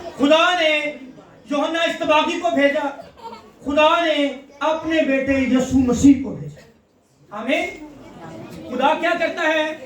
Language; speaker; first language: Urdu; non-native, local second language; Punjabi